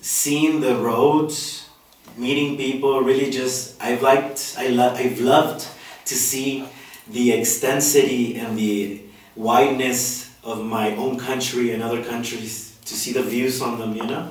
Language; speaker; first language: English; non-native, fluent; Spanish